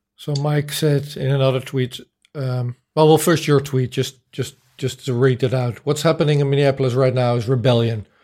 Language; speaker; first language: English; non-native, fluent; Dutch